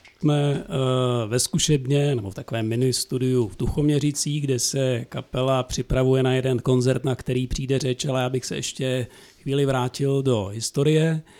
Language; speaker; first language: Czech; native; Czech